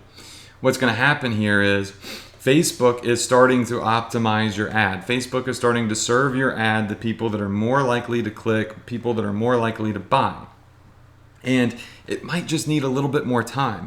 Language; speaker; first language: English; native; English